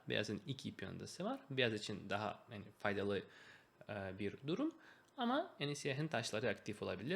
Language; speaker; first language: Turkish; non-native, fluent; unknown